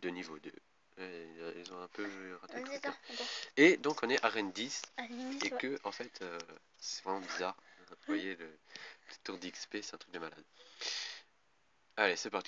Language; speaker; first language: French; native; French